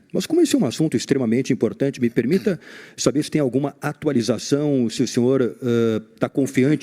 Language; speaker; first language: Portuguese; native; Portuguese